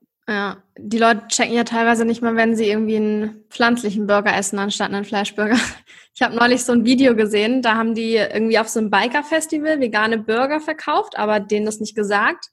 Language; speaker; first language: German; native; German